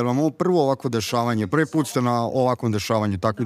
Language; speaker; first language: Serbian; native; Serbian